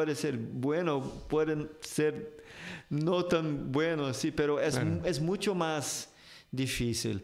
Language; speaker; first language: Spanish; non-native, fluent; Portuguese